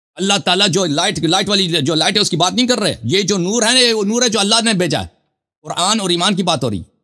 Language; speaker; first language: Urdu; non-native, fluent; Persian